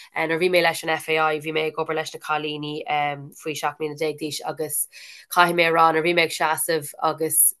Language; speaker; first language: Irish; non-native, local second language; English